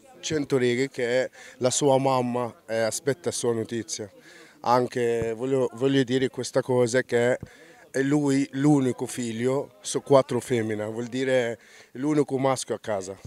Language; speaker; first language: Italian; non-native, learner; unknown